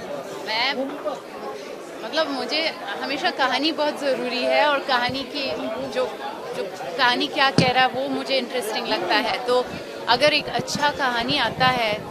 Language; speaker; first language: Hindi; non-native, local second language; French